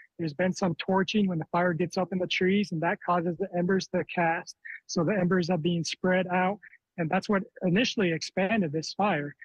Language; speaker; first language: English; native; English